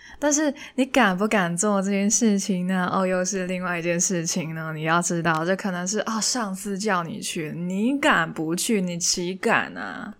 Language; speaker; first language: Chinese; non-native, local second language; Cantonese